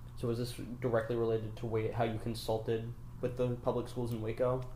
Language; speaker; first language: English; native; English